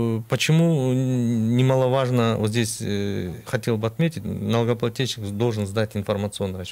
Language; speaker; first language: Russian; non-native, local second language; Kyrgyz